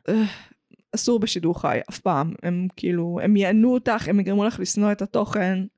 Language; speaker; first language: Hebrew; native; Hebrew